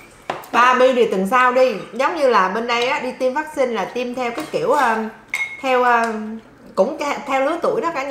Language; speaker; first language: Vietnamese; native; Vietnamese